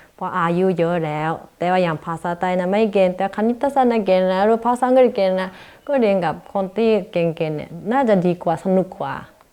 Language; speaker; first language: Thai; non-native, fluent; Japanese